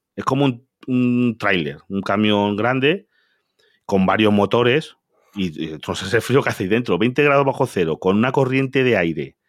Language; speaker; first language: Spanish; native; Spanish